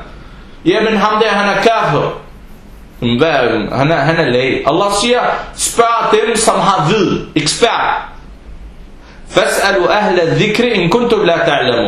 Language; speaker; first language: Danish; non-native, fluent; Arabic